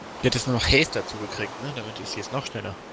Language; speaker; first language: German; native; German